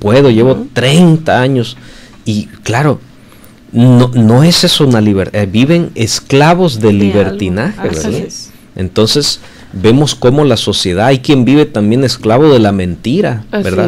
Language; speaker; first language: Spanish; native; Spanish